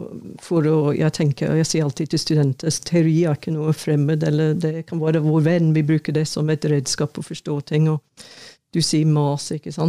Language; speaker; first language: Norwegian; non-native, fluent; English